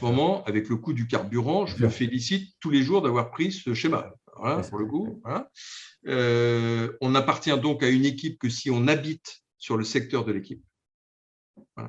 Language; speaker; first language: French; native; French